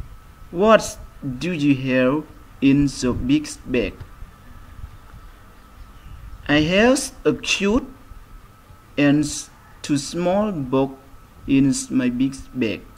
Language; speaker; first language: English; non-native, fluent; Khmer